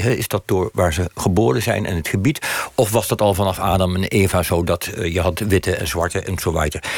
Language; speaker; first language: Dutch; native; Dutch